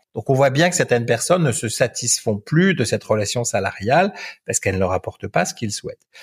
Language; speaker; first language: French; native; French